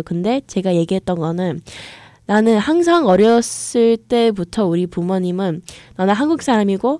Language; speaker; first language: Korean; early bilingual, heritage; English